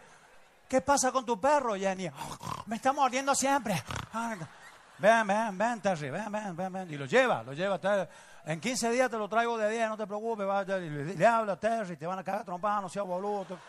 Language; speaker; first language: Spanish; native; Spanish